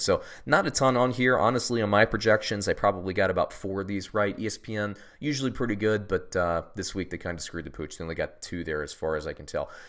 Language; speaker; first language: English; native; English